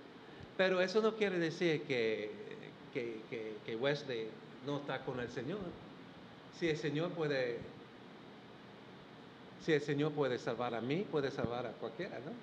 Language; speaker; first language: Spanish; non-native, fluent; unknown